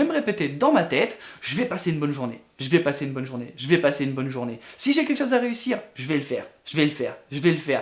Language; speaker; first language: French; native; French